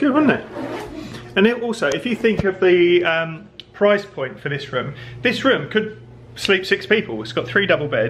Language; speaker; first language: English; native; English